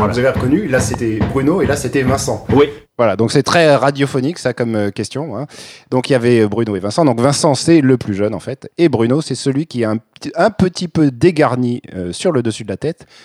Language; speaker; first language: French; native; French